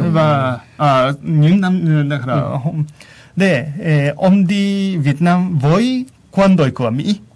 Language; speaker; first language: Vietnamese; non-native, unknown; Japanese